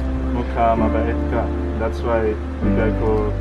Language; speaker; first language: Filipino; non-native, learner; Arabic